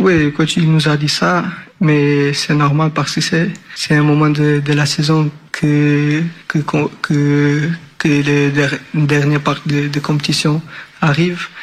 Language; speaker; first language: French; non-native, learner; Portuguese